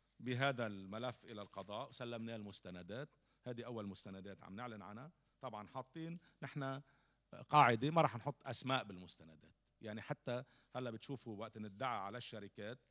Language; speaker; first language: Arabic; native; Arabic